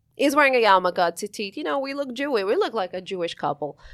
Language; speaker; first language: English; early bilingual, other home language; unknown